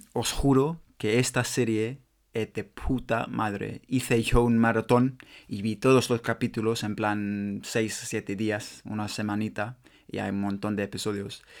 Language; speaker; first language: Spanish; non-native, learner; English